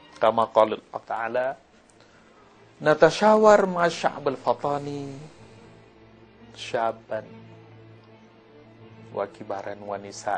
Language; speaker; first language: Arabic; non-native, learner; Malay